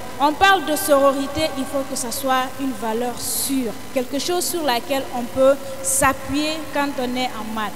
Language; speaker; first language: French; non-native, local second language; Fula